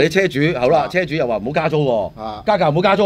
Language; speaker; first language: Cantonese; native; Cantonese